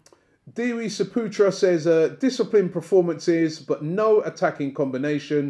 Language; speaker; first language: English; native; English